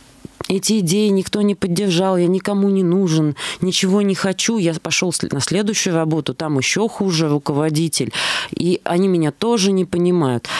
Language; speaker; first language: Russian; native; Russian